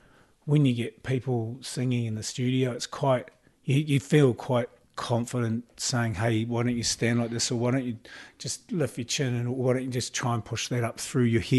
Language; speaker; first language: English; native; English